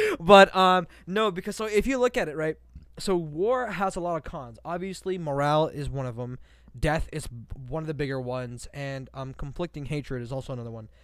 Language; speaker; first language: English; native; English